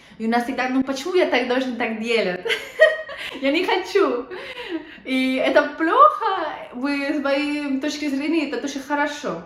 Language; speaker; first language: Russian; non-native, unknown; Spanish